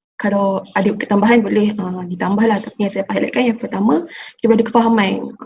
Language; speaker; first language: Malay; native; Malay